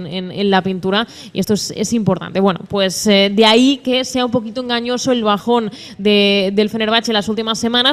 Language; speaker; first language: Spanish; native; Spanish